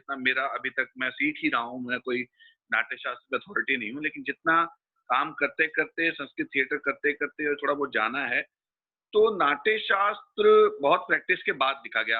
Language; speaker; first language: Hindi; native; Hindi